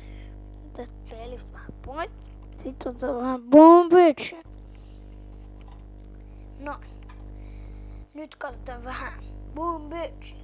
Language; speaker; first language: Finnish; native; Finnish